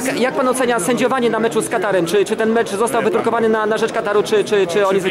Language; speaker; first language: Polish; native; Polish